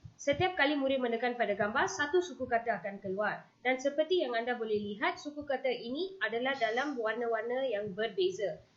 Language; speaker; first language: Malay; non-native, local second language; Tamil